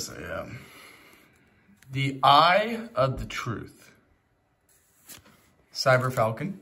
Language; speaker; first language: English; native; English